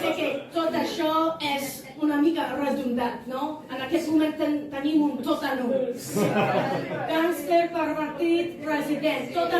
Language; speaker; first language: Catalan; non-native, fluent; English